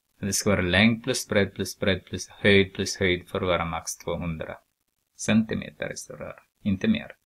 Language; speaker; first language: Swedish; non-native, fluent; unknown